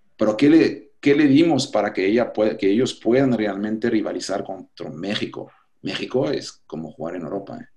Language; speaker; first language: Spanish; non-native, fluent; French